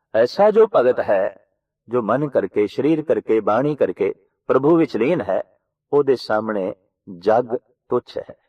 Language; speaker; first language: Hindi; non-native, local second language; Punjabi